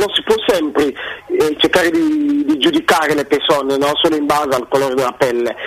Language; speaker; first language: Italian; non-native, fluent; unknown